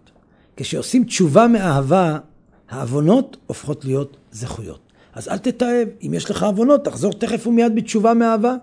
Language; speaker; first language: Hebrew; native; Hebrew